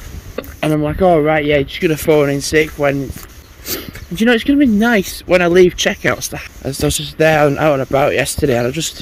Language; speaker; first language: English; native; English